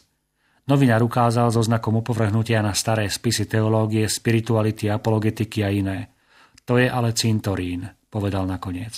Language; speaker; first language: Slovak; native; Slovak